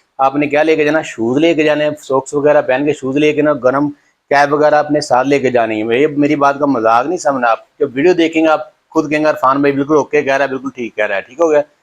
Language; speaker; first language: Urdu; non-native, local second language; Punjabi